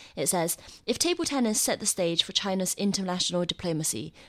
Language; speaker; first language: English; non-native, fluent; Chinese